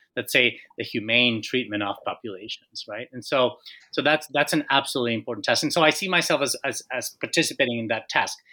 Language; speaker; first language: English; non-native, fluent; Spanish